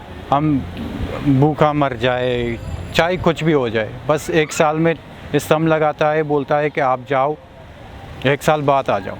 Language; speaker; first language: Hindi; non-native, fluent; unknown